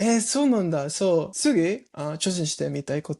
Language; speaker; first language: Japanese; non-native, learner; English